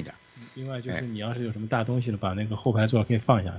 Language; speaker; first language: Chinese; native; Chinese